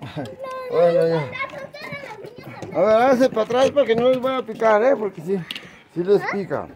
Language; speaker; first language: Spanish; native; Spanish